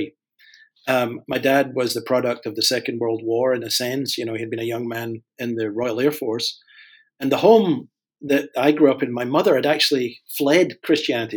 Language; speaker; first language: English; native; English